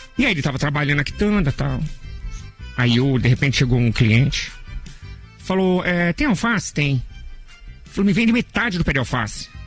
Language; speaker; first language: Portuguese; native; Portuguese